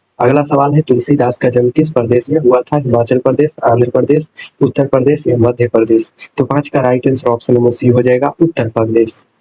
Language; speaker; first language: Hindi; native; Hindi